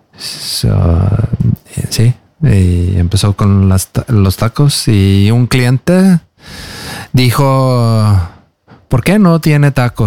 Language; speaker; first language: Spanish; non-native, learner; Norwegian